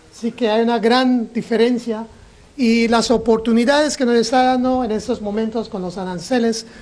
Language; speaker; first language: Spanish; non-native, local second language; English